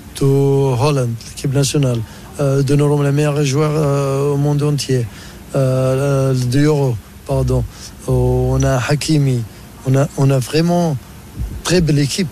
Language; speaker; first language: French; non-native, learner; Arabic